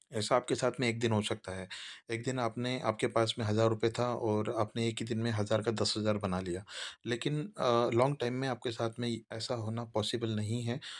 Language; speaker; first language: Hindi; native; Hindi